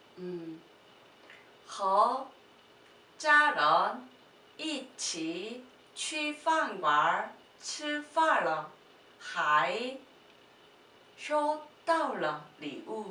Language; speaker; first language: Chinese; non-native, learner; Korean